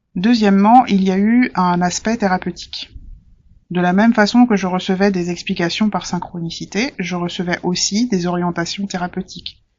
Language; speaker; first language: French; native; French